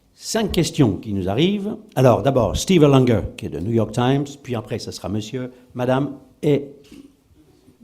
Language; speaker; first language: French; native; French